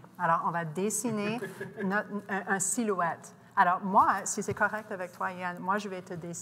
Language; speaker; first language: French; non-native, local second language; English